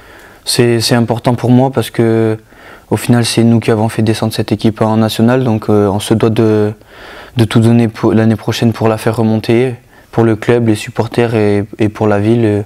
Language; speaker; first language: French; native; French